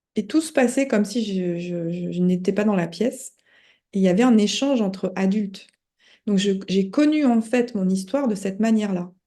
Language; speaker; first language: French; native; French